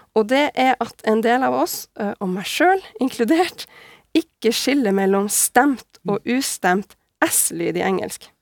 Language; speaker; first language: Norwegian; native; Norwegian